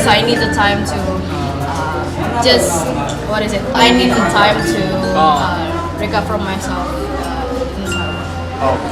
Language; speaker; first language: English; non-native, fluent; Indonesian